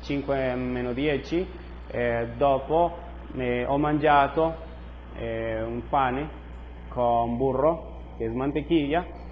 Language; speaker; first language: Italian; non-native, fluent; Spanish